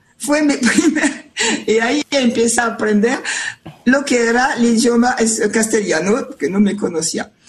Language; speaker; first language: Spanish; non-native, fluent; French